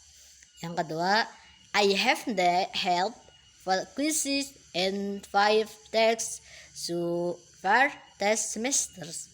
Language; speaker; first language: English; non-native, learner; Indonesian